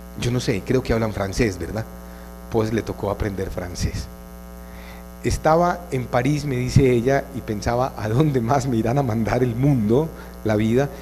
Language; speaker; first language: Spanish; native; Spanish